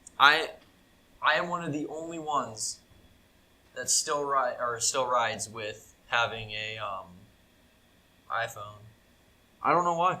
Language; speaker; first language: English; native; English